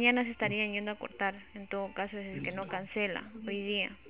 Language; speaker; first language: Spanish; native; Spanish